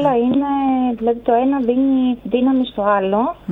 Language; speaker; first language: Greek; native; Greek